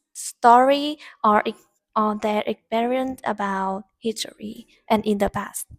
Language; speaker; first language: English; non-native, learner; Vietnamese